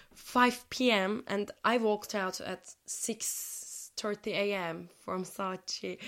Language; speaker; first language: English; non-native, fluent; Turkish